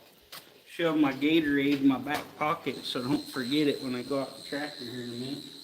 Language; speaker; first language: English; native; English